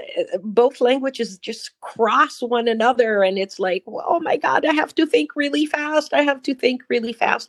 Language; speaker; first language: English; non-native, fluent; Hebrew